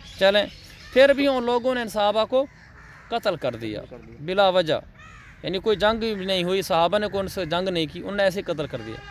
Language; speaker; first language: Urdu; native; Urdu